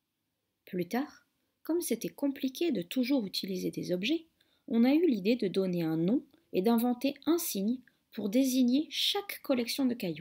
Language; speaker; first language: French; native; French